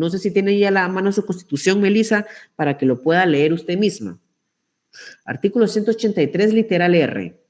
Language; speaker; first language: Spanish; native; Spanish